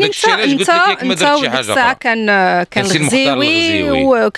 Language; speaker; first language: Arabic; native; Arabic